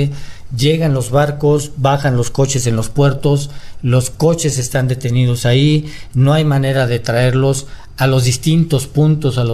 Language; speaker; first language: Spanish; native; Spanish